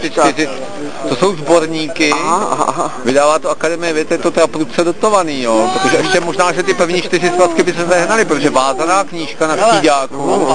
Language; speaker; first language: Czech; native; Czech